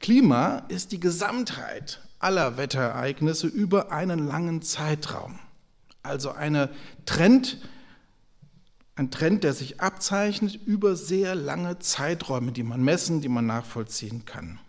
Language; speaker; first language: German; native; German